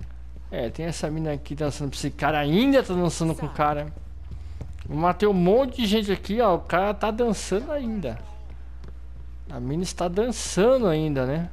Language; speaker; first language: Portuguese; native; Portuguese